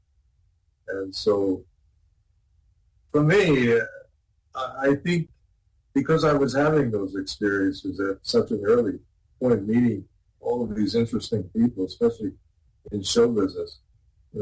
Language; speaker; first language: English; native; English